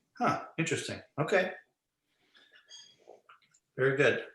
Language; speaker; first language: English; native; English